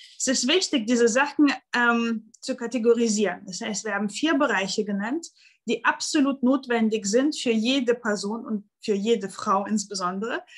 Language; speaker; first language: German; non-native, fluent; Russian